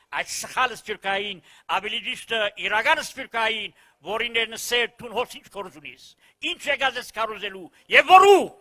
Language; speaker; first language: Armenian; early bilingual, heritage; Armenian